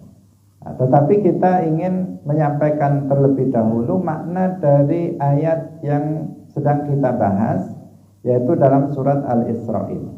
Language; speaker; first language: Indonesian; non-native, local second language; Javanese